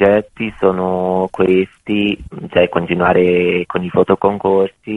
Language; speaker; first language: Italian; non-native, fluent; Bosnian